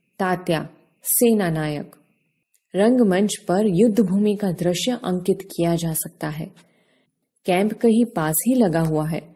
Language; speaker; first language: Hindi; non-native, local second language; Gujarati